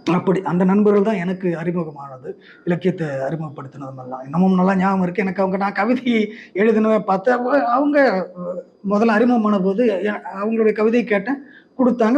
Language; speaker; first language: Tamil; non-native, local second language; Malayalam